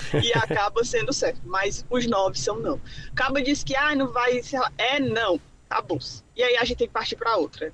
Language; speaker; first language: Portuguese; native; Portuguese